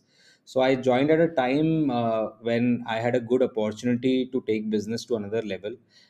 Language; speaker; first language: English; non-native, local second language; Hindi